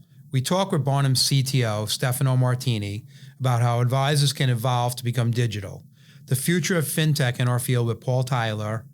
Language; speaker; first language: English; native; English